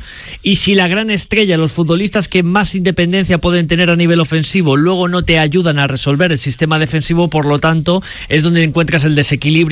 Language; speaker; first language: Spanish; native; Spanish